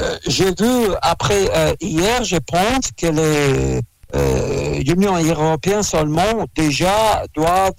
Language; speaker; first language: French; non-native, learner; Russian